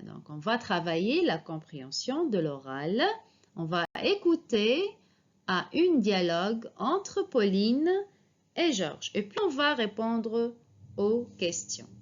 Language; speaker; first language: French; non-native, fluent; Arabic